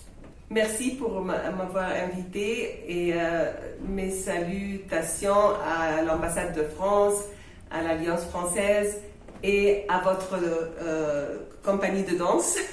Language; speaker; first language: French; non-native, fluent; Arabic